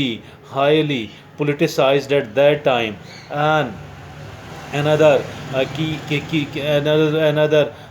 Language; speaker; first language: English; non-native, local second language; Urdu